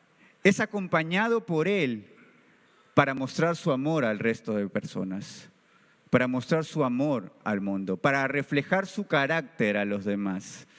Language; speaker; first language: Spanish; native; Spanish